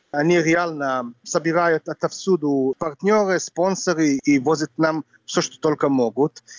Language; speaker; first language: Russian; non-native, fluent; Hebrew